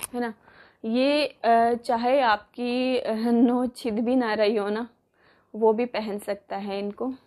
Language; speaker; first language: Hindi; native; Hindi